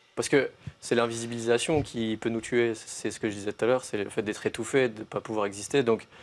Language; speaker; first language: French; native; French